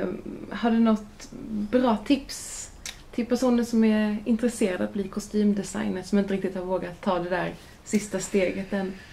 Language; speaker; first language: Swedish; native; Swedish